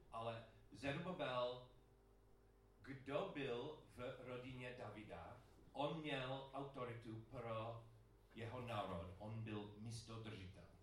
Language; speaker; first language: Czech; non-native, learner; English